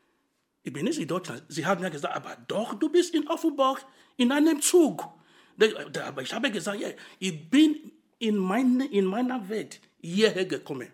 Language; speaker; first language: German; non-native, fluent; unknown